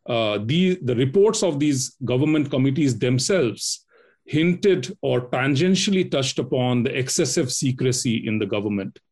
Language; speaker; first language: English; non-native, local second language; Hindi